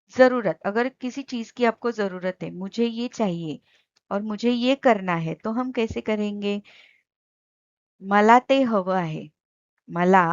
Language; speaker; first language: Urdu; non-native, local second language; Marathi